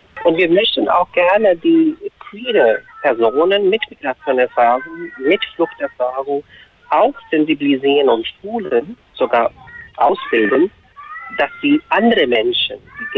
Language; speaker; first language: German; non-native, fluent; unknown